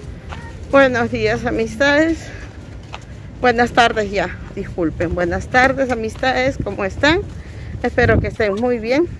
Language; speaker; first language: Spanish; native; Spanish